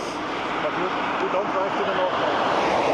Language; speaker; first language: English; non-native, learner; Norwegian